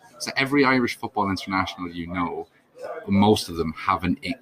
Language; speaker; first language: English; native; English